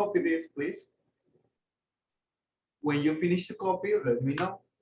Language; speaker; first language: English; non-native, fluent; Spanish